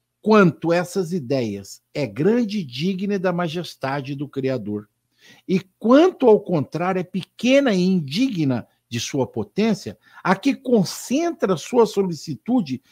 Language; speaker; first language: Portuguese; native; Portuguese